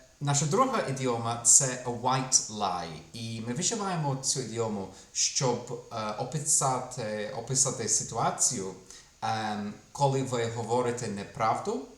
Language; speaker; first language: Ukrainian; non-native, fluent; English